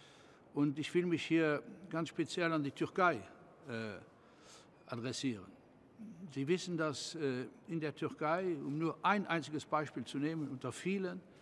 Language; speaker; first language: German; non-native, local second language; Luxembourgish